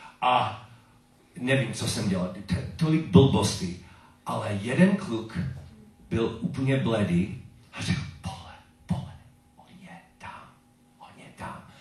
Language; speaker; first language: Czech; non-native, learner; English